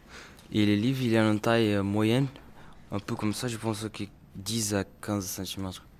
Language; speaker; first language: French; non-native, learner; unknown